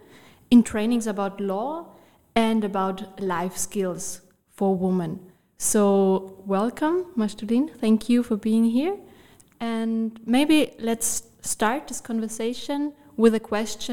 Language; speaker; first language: English; non-native, fluent; German